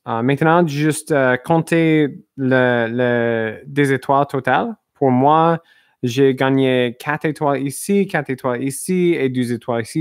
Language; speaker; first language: French; non-native, learner; English